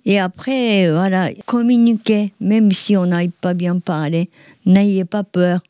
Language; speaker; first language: French; non-native, learner; Japanese